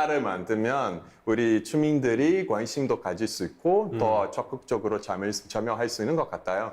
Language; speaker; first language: Korean; non-native, fluent; Portuguese